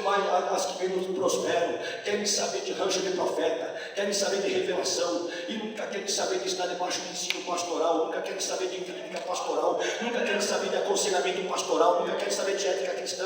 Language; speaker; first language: Portuguese; native; Portuguese